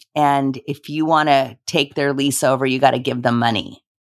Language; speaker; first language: English; native; English